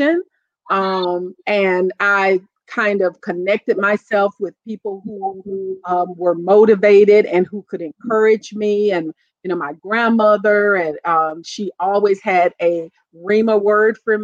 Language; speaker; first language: English; native; English